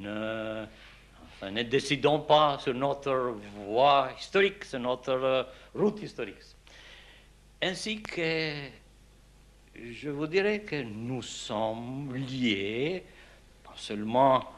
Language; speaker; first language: French; non-native, fluent; Albanian